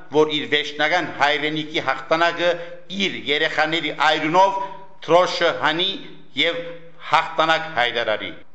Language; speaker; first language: Armenian; early bilingual, heritage; Armenian